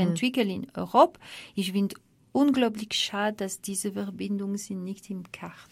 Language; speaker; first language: German; non-native, fluent; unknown